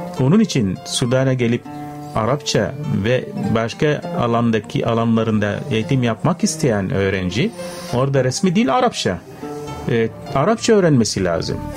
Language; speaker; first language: Turkish; non-native, fluent; Arabic